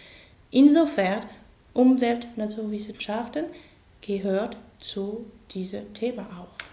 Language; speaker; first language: German; non-native, fluent; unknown